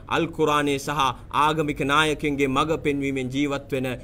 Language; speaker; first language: Sinhala; non-native, local second language; Tamil